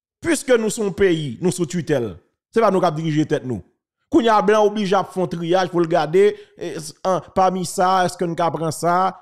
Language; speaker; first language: French; non-native, local second language; Haitian Creole